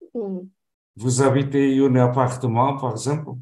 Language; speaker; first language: French; non-native, fluent; Portuguese